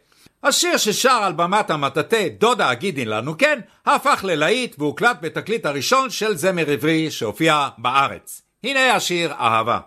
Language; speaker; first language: Hebrew; native; Hebrew